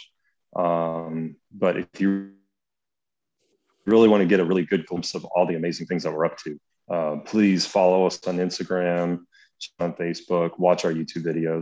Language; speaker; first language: English; native; English